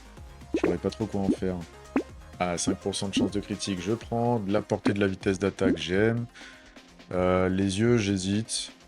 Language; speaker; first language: French; native; French